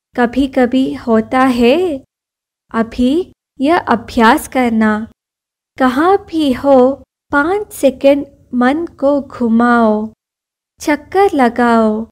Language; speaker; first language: Hindi; non-native, local second language; Kannada